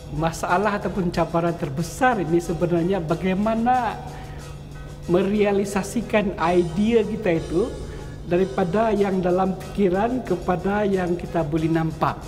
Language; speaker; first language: Malay; non-native, local second language; Central Dusun